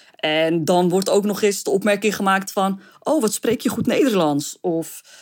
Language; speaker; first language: Dutch; early bilingual, other home language; Arabic